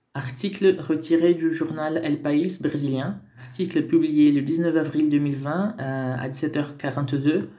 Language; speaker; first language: French; non-native, fluent; Portuguese